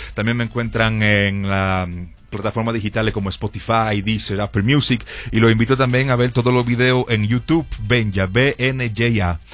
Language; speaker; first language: Spanish; early bilingual, heritage; Spanish